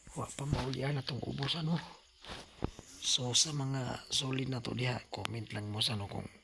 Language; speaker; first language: Filipino; non-native, local second language; Cebuano